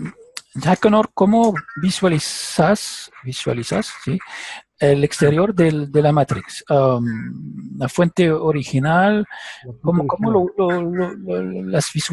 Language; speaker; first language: Spanish; non-native, learner; French